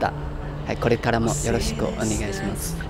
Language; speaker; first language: Japanese; non-native, learner; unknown